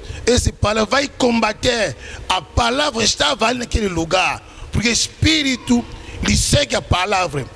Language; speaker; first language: Portuguese; non-native, learner; Lingala